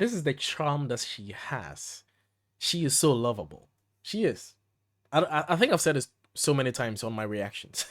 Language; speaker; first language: English; native; English